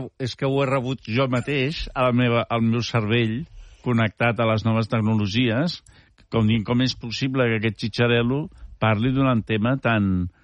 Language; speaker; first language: Catalan; early bilingual, heritage; Catalan